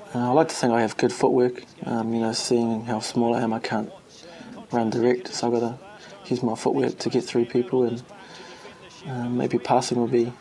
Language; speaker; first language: English; native; English